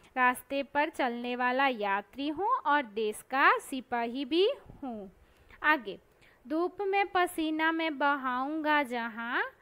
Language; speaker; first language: Hindi; non-native, local second language; Gujarati